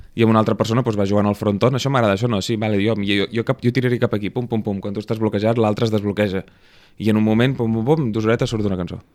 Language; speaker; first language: Catalan; native; Catalan